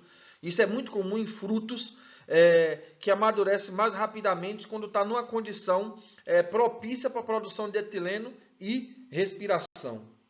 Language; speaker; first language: Portuguese; native; Portuguese